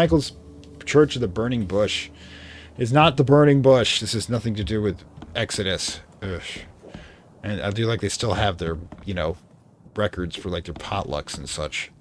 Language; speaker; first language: English; native; English